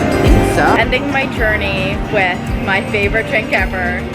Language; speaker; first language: English; native; English